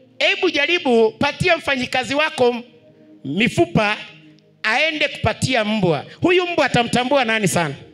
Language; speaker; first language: Swahili; non-native, local second language; Luyia